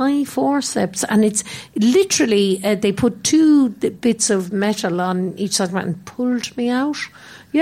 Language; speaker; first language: English; native; English